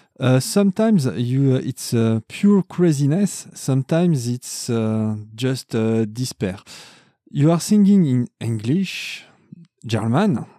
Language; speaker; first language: English; non-native, learner; French